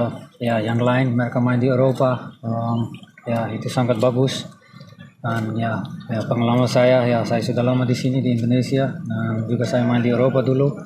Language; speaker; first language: Indonesian; non-native, fluent; Dutch